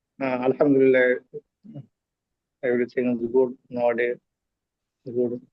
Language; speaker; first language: English; non-native, local second language; Hindi